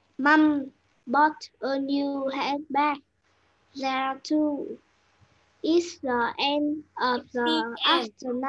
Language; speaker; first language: English; non-native, learner; Vietnamese